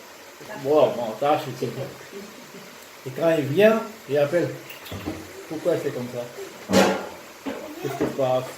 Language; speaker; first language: French; non-native, learner; Urdu